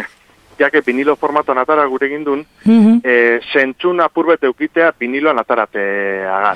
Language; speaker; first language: Basque; native; Basque